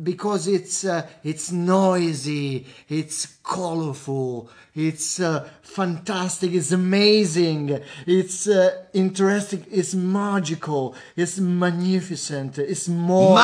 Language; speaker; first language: English; non-native, learner; Italian